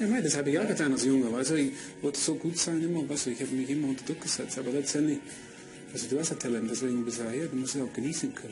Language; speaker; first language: German; non-native, fluent; English